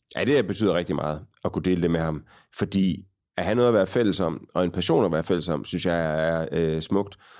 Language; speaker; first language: Danish; native; Danish